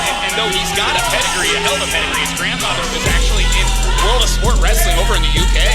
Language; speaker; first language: English; native; English